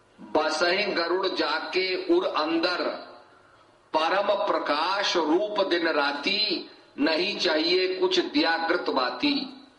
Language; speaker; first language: Hindi; native; Hindi